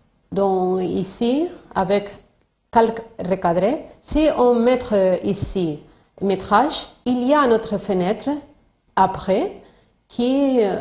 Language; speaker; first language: French; non-native, fluent; Spanish